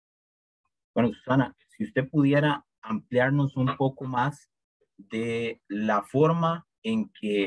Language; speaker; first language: Spanish; native; Spanish